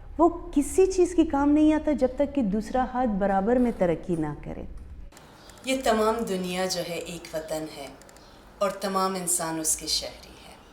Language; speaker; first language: Urdu; early bilingual, other home language; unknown